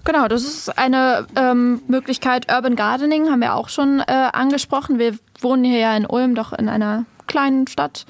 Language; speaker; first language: German; native; German